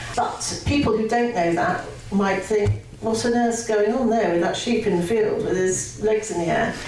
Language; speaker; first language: English; native; English